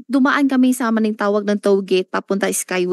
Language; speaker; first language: Filipino; non-native, learner; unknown